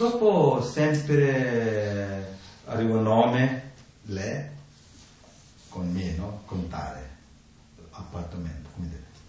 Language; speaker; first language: Italian; non-native, learner; Tibetan